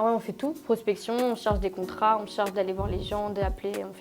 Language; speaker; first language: French; native; French